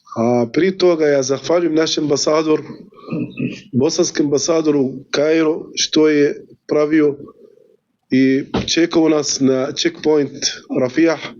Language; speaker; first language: Bosnian; non-native, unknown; Arabic